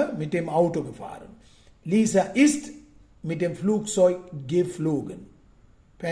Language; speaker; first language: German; non-native, fluent; Sinhala